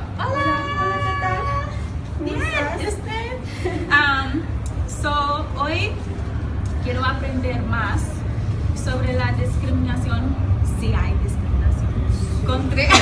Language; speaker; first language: Spanish; non-native, learner; English